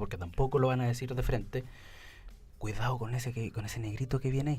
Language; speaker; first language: Spanish; native; Spanish